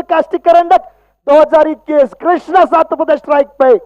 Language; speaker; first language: Hindi; non-native, local second language; Marathi